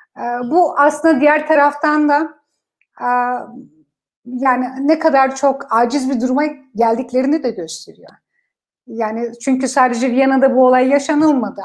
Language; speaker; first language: Turkish; non-native, fluent; Kurdish